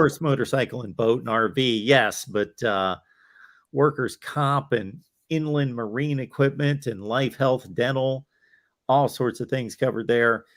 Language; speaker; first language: English; native; English